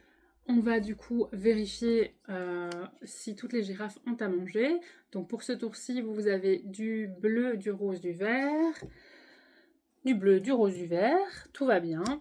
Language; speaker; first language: French; native; French